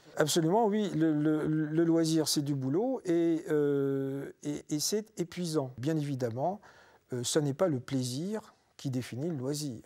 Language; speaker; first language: French; native; French